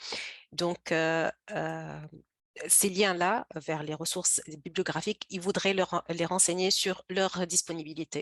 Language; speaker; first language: French; native; French